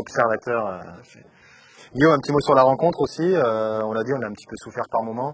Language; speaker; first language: French; native; French